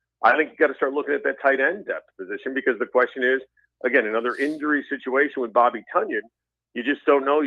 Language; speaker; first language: English; native; English